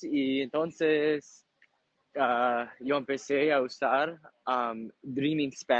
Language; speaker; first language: Spanish; non-native, learner; English